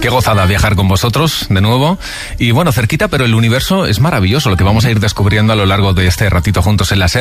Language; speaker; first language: Spanish; native; Spanish